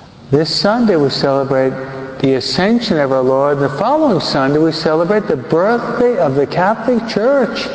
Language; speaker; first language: English; native; English